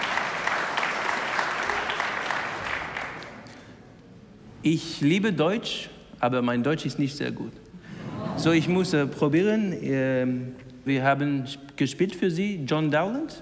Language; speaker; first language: German; non-native, learner; English